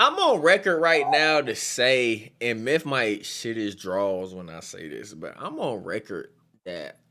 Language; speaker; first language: English; native; English